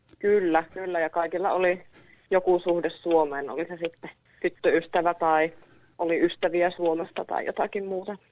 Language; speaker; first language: Finnish; native; Finnish